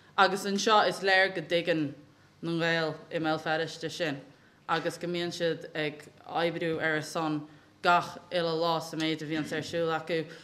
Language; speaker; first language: Irish; native; Irish